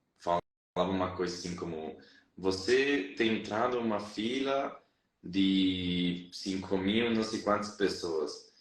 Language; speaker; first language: Portuguese; non-native, fluent; Spanish